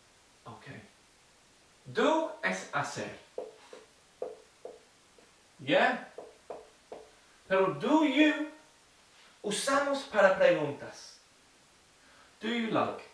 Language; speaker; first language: Spanish; non-native, learner; English